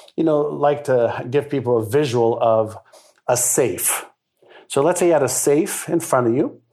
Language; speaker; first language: English; non-native, fluent; Hebrew